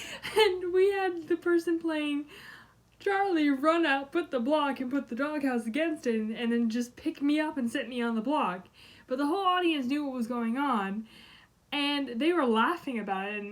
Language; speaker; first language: English; native; English